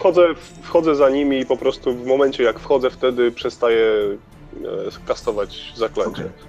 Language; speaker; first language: Polish; native; Polish